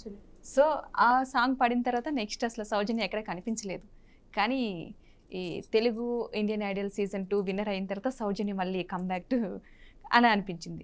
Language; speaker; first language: Telugu; native; Telugu